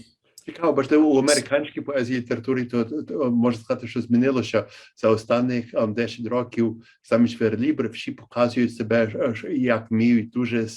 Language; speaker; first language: Ukrainian; early bilingual, heritage; Ukrainian